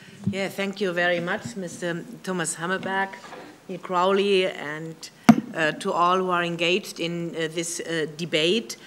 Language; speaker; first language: English; non-native, learner; German